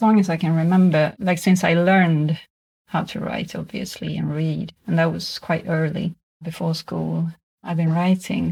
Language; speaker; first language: English; non-native, fluent; Swedish